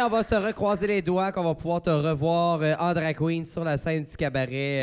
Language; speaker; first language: French; native; French